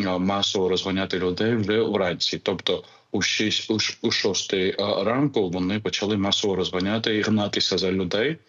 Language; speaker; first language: Ukrainian; non-native, fluent; Georgian